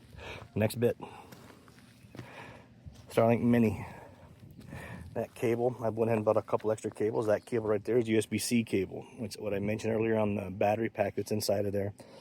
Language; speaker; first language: English; native; English